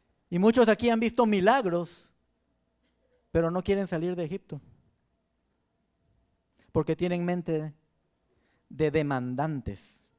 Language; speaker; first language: Spanish; native; Spanish